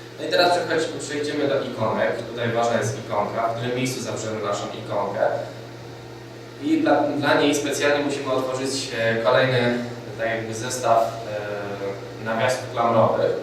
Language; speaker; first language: Polish; native; Polish